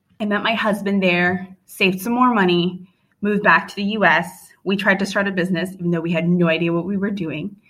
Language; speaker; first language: English; native; English